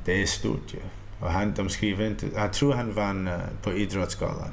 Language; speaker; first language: Swedish; early bilingual, heritage; Swedish